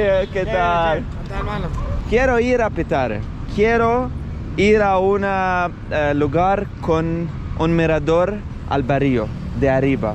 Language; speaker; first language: Spanish; non-native, learner; Arabic